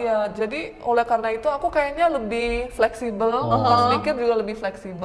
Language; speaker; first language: Indonesian; early bilingual, other home language; Korean